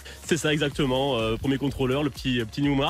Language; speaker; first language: French; native; French